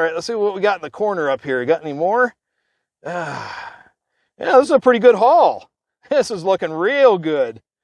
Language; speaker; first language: English; native; English